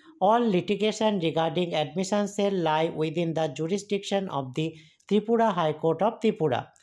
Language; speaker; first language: English; non-native, local second language; Bangla